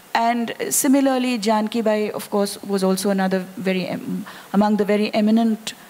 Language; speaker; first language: English; non-native, local second language; Hindi